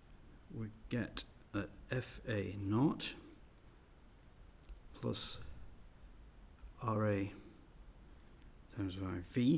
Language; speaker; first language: English; native; English